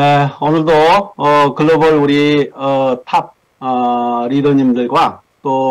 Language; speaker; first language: Korean; native; Korean